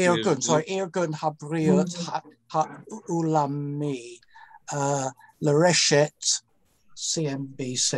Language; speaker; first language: Hebrew; non-native, learner; English